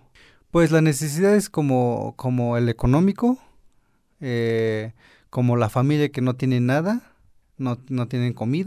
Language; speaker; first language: Spanish; non-native, local second language; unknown